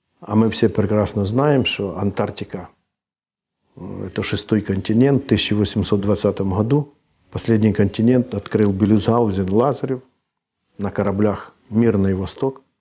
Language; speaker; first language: Russian; native; Russian